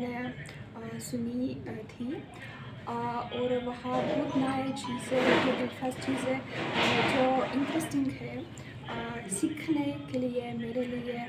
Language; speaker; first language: Hindi; non-native, learner; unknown